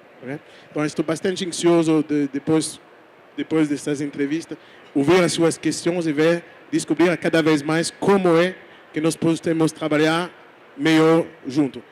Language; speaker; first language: Portuguese; non-native, fluent; French